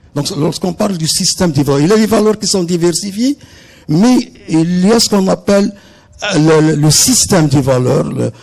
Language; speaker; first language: French; non-native, local second language; Arabic